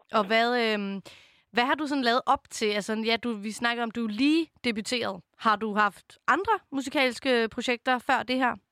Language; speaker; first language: Danish; native; Danish